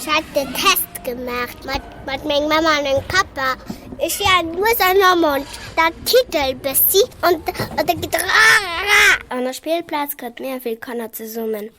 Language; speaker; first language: German; non-native, local second language; Luxembourgish